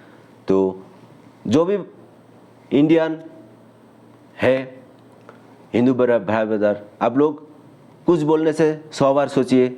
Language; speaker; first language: Hindi; non-native, local second language; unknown